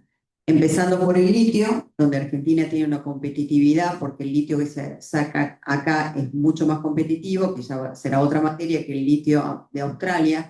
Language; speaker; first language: Spanish; native; Spanish